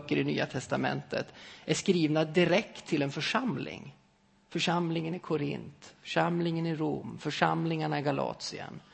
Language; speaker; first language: Swedish; native; Swedish